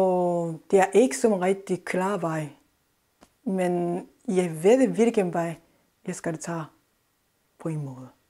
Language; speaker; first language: Danish; non-native, fluent; Japanese